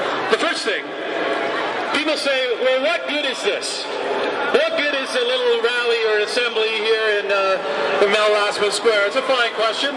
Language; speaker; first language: English; early bilingual, other home language; Persian